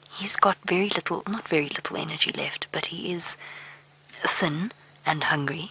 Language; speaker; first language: English; native; English